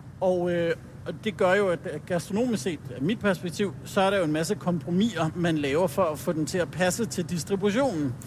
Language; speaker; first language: Danish; native; Danish